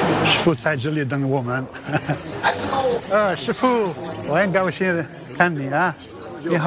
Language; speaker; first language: Chinese; non-native, learner; Italian